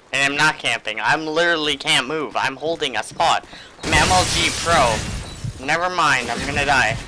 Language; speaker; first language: English; native; English